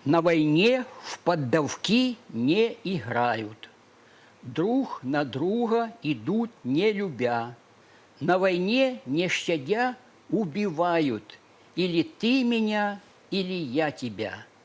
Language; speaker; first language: Russian; non-native, local second language; Ukrainian